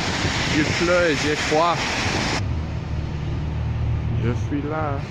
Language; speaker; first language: French; non-native, learner; English